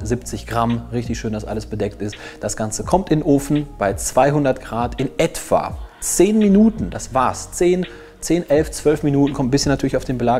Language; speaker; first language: German; native; German